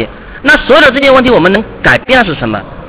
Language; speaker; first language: Chinese; native; Chinese